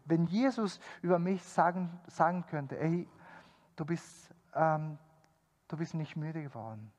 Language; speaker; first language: German; non-native, fluent; Spanish